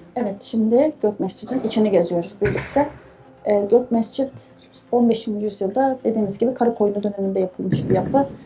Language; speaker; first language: Turkish; native; Turkish